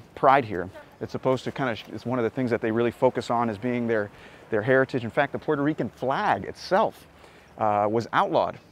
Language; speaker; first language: English; early bilingual, other home language; Spanish